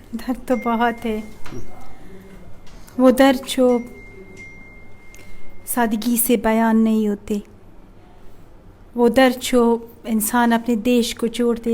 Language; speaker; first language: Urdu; non-native, fluent; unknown